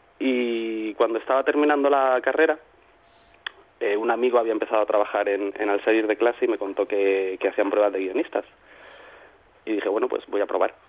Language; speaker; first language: Spanish; native; Spanish